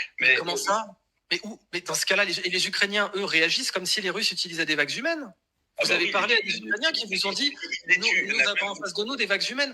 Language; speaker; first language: French; native; French